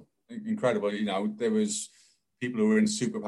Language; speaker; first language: English; native; English